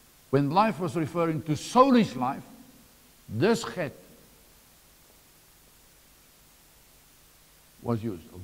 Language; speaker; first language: English; non-native, local second language; Afrikaans